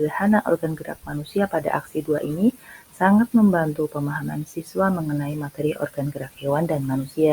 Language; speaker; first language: Indonesian; native; Indonesian